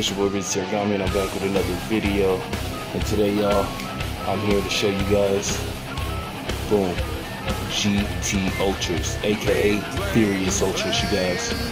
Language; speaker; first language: English; native; English